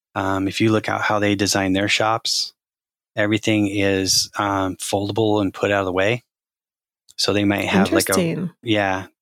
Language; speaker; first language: English; native; English